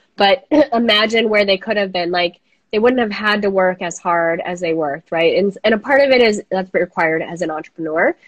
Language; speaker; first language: English; native; English